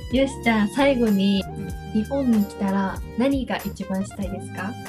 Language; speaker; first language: Japanese; native; Japanese